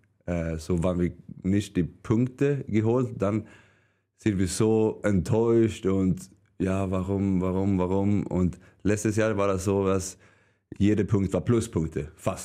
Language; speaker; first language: German; non-native, learner; Swedish